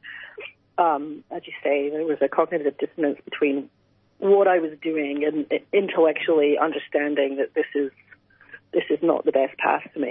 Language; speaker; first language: English; native; English